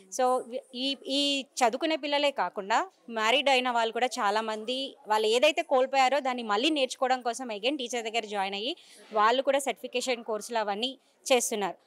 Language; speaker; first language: Telugu; native; Telugu